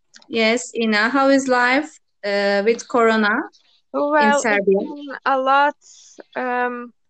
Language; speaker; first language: English; non-native, learner; Turkish